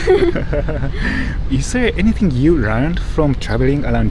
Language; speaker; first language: English; non-native, fluent; Japanese